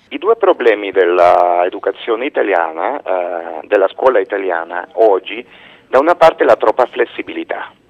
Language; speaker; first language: Italian; non-native, fluent; Spanish